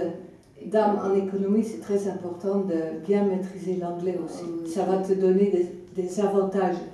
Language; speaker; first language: French; non-native, fluent; Dutch